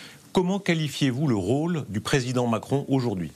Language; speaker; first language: French; native; French